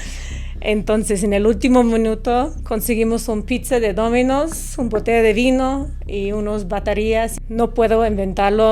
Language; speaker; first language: Spanish; non-native, fluent; English